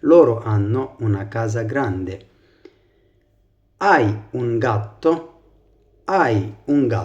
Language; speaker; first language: Italian; non-native, fluent; Arabic